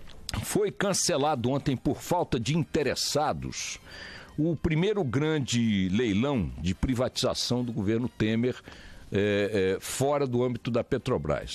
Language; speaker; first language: Portuguese; native; Portuguese